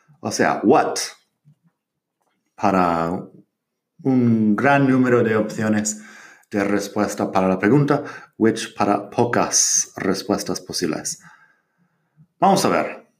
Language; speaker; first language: Spanish; non-native, fluent; English